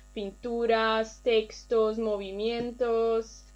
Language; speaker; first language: Spanish; non-native, learner; Portuguese